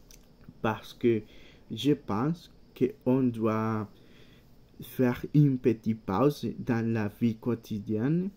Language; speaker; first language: French; non-native, learner; Spanish